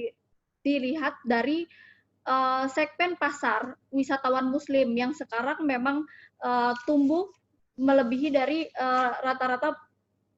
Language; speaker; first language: Indonesian; native; Indonesian